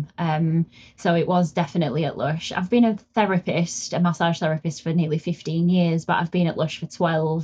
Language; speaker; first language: English; native; English